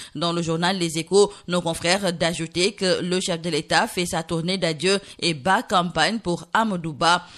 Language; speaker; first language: French; non-native, local second language; Wolof